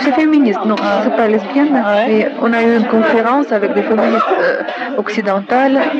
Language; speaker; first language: French; non-native, fluent; Russian